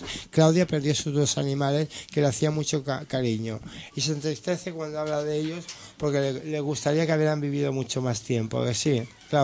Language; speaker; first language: Spanish; native; Spanish